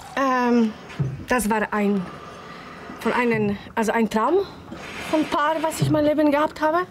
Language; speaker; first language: German; non-native, fluent; Polish